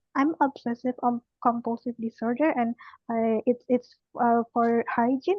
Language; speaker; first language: English; non-native, learner; Indonesian